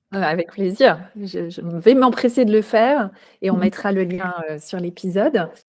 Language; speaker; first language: French; native; French